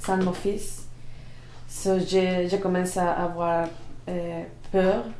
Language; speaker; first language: French; non-native, learner; Spanish